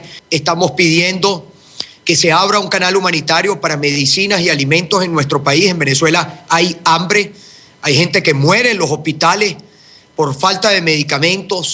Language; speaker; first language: Spanish; native; Spanish